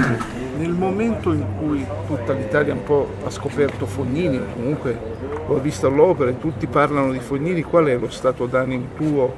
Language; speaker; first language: Italian; native; Italian